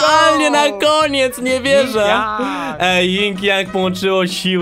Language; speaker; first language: Polish; native; Polish